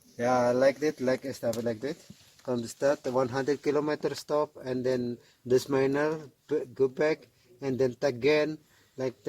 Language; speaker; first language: English; non-native, learner; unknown